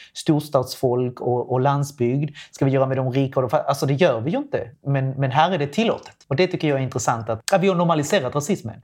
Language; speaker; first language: Swedish; non-native, fluent; Spanish